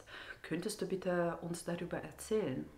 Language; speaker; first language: German; non-native, fluent; Russian